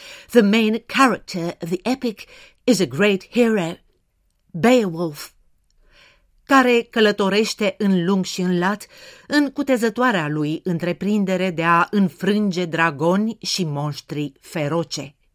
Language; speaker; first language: Romanian; native; Romanian